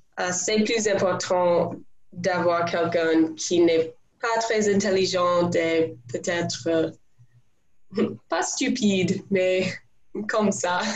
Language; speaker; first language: French; non-native, learner; English